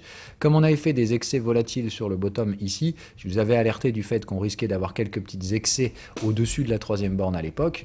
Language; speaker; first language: French; native; French